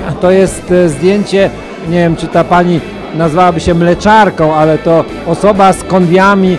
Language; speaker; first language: Polish; native; Polish